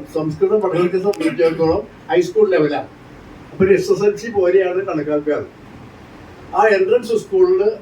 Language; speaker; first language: Malayalam; native; Malayalam